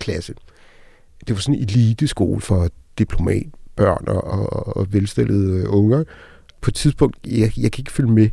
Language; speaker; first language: Danish; early bilingual, other home language; Arabic